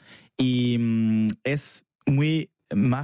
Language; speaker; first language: Spanish; non-native, fluent; French